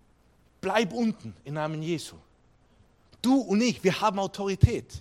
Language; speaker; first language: German; non-native, fluent; Spanish